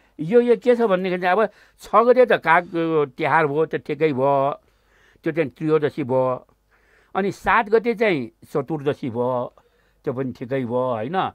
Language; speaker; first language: Nepali; non-native, local second language; Newari